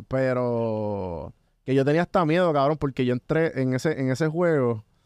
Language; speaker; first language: Spanish; native; Spanish